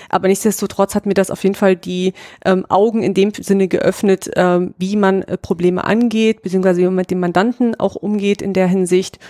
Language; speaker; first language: German; native; German